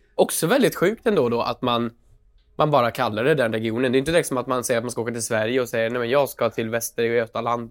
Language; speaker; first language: Swedish; native; Swedish